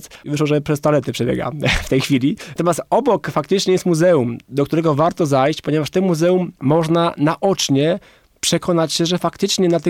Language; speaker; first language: Polish; native; Polish